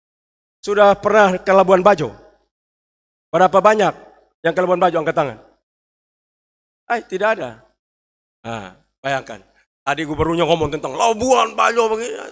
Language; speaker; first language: Indonesian; native; Indonesian